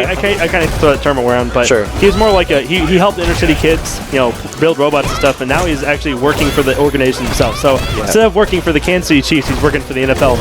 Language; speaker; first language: English; native; English